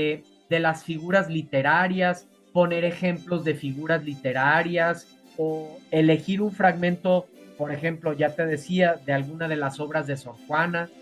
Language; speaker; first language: Spanish; native; Spanish